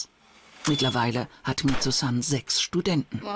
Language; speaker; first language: German; native; German